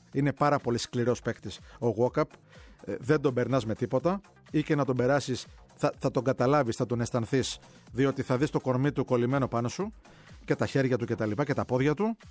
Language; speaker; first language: Greek; native; Greek